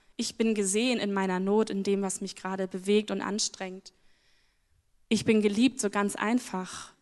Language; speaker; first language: German; native; German